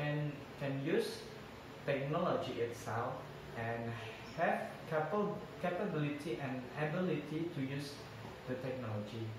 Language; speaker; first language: English; non-native, learner; Indonesian